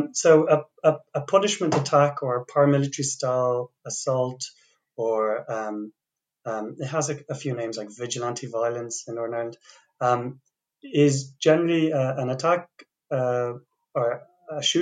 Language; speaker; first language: English; native; English